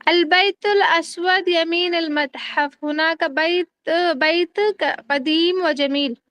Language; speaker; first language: Arabic; non-native, learner; Urdu